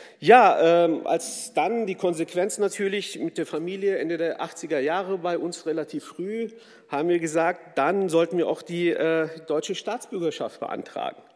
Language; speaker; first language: German; early bilingual, other home language; Kurdish